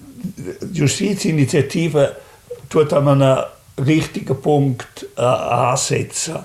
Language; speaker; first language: German; native; German